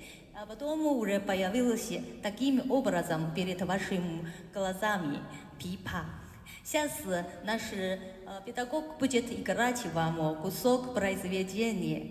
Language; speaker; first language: Russian; non-native, learner; Chinese